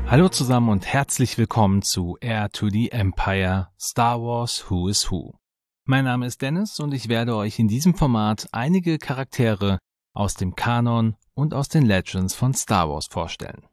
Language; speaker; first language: German; native; German